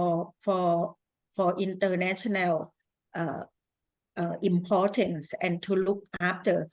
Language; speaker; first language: English; non-native, fluent; Thai